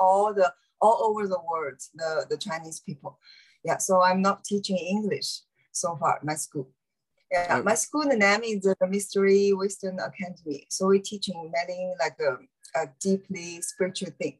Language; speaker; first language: English; non-native, learner; Chinese